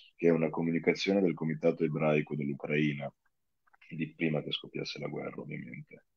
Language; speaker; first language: Italian; non-native, fluent; Russian